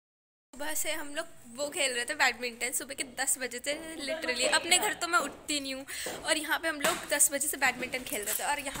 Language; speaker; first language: Hindi; native; Hindi